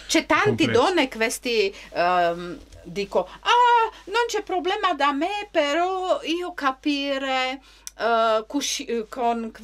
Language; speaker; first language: Italian; non-native, learner; Czech